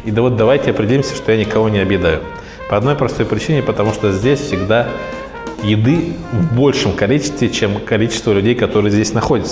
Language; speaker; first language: Russian; native; Russian